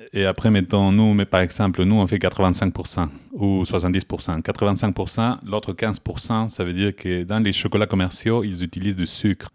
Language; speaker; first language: French; non-native, fluent; Spanish